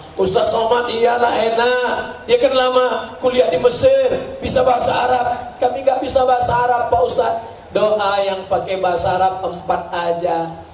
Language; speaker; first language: Indonesian; native; Indonesian